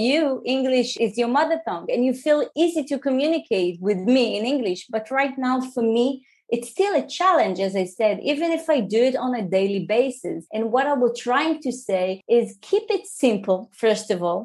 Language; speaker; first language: English; non-native, fluent; Hebrew